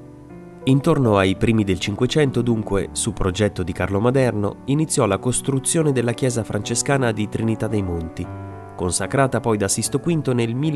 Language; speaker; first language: Italian; native; Italian